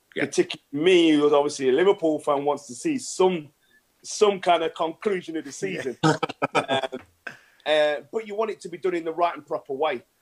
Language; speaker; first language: English; native; English